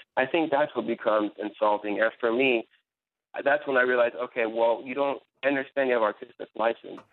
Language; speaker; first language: English; native; English